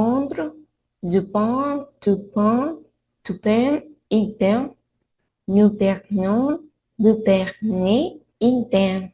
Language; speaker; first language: French; non-native, learner; Spanish